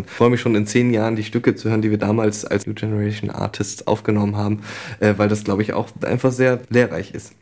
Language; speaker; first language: German; native; German